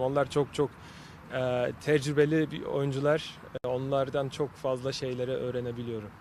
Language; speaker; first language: Turkish; early bilingual, heritage; Turkish